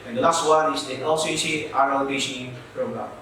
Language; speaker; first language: English; non-native, local second language; Filipino